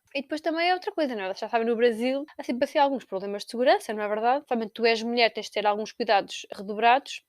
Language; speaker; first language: Portuguese; native; Portuguese